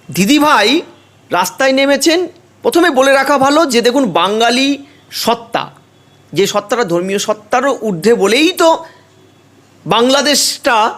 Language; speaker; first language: Bangla; native; Bangla